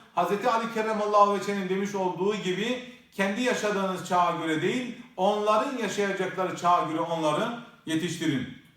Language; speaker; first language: Turkish; native; Turkish